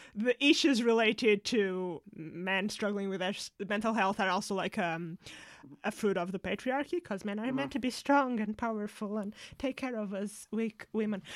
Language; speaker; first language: English; non-native, fluent; Portuguese